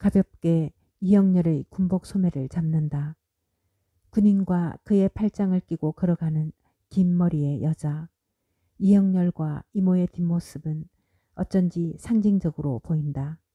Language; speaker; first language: Korean; native; Korean